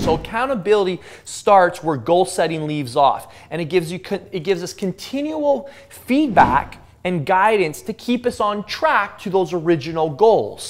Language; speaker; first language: English; native; English